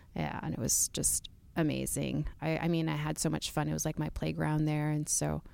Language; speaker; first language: English; native; English